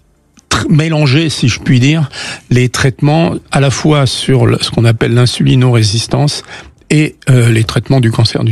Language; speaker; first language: French; native; French